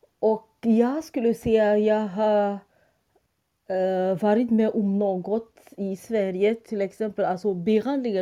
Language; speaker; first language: Swedish; non-native, fluent; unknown